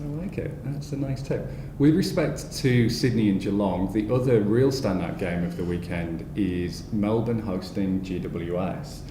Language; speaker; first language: English; native; English